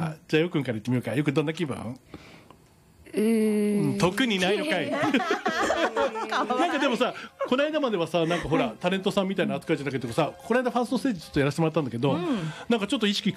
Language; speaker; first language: Japanese; native; Japanese